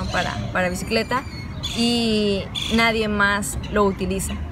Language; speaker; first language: Spanish; native; Spanish